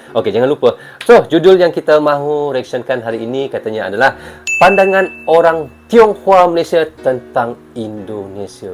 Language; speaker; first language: Malay; native; Malay